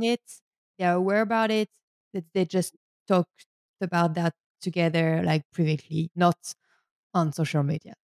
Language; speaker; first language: English; non-native, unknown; French